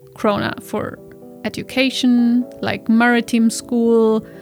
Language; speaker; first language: English; non-native, fluent; German